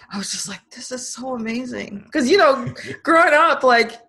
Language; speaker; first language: English; native; English